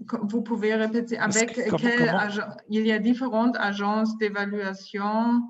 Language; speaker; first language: French; non-native, fluent; German